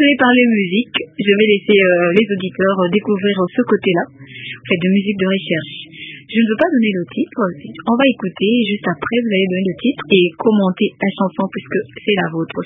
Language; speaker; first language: French; non-native, local second language; Lingala